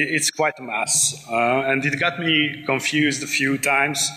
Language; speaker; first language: English; non-native, fluent; Hungarian